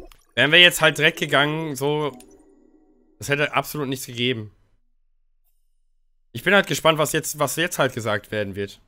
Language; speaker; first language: German; native; German